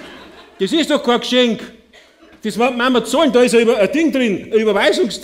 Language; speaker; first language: German; native; German